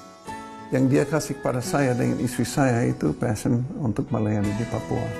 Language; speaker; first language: Indonesian; non-native, fluent; English